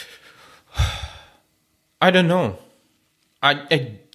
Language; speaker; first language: English; non-native, fluent; Russian